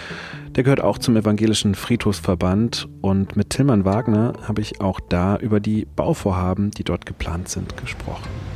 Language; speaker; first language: German; native; German